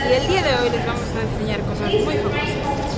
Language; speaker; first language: Spanish; native; Spanish